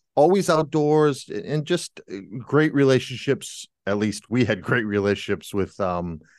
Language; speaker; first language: English; native; English